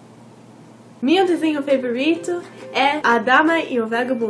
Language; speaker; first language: Portuguese; non-native, fluent; English